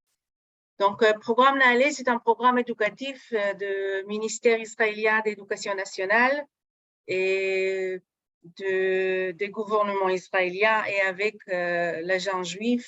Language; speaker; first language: French; non-native, fluent; Hebrew